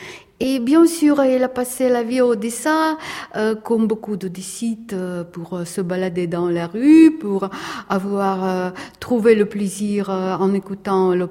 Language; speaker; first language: French; non-native, fluent; Russian